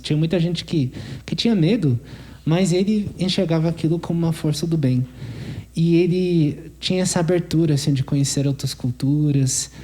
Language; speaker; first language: Portuguese; non-native, fluent; English